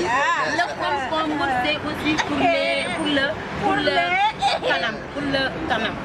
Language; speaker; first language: French; non-native, learner; Wolof